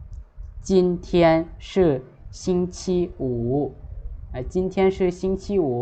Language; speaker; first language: Chinese; non-native, fluent; Lao